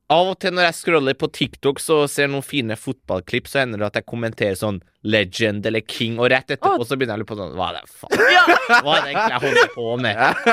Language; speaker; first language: Norwegian; early bilingual, other home language; Persian